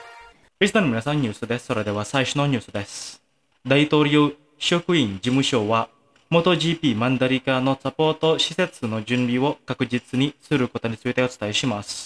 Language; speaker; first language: Japanese; non-native, fluent; Indonesian